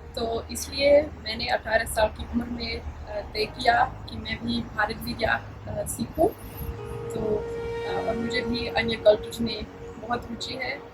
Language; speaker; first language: Hindi; non-native, fluent; Dutch